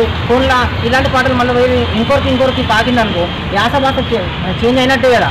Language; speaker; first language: Telugu; native; Telugu